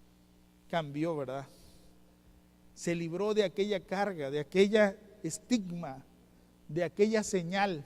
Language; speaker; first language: Spanish; native; Spanish